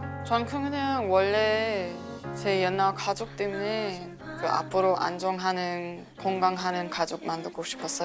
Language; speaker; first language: Korean; non-native, learner; English